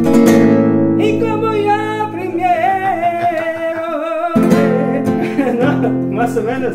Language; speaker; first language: Spanish; non-native, learner; Russian